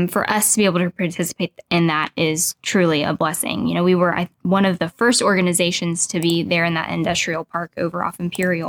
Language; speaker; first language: English; native; English